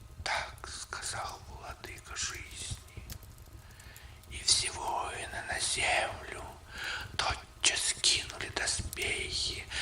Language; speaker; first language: Russian; native; Russian